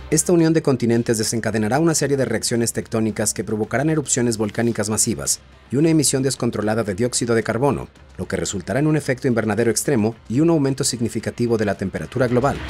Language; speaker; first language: Spanish; native; Spanish